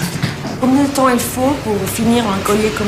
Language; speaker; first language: French; non-native, fluent; Italian